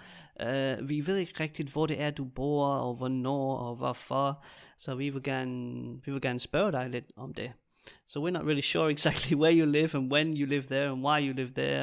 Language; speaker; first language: Danish; native; Danish